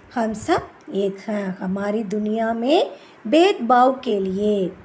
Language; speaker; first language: Hindi; non-native, local second language; Tamil